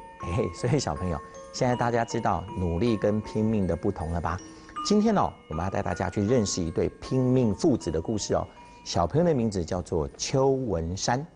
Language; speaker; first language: Chinese; native; Chinese